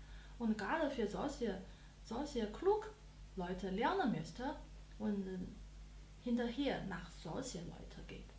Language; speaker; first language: German; non-native, learner; Chinese